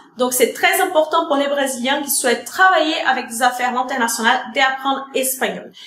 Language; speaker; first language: French; non-native, fluent; Portuguese